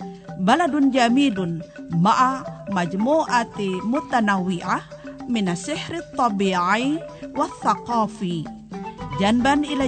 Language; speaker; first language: Arabic; non-native, fluent; Indonesian